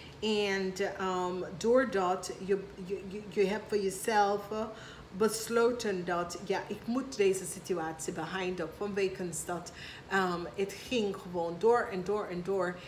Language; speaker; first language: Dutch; non-native, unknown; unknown